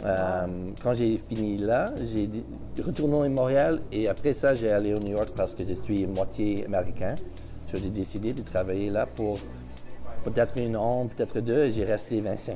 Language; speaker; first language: French; early bilingual, heritage; English